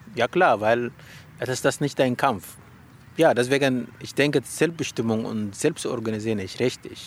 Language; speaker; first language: German; non-native, learner; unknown